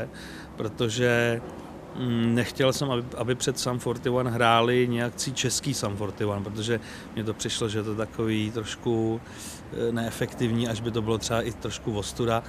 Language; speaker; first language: Czech; native; Czech